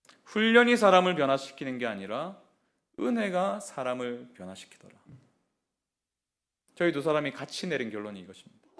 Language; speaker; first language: Korean; native; Korean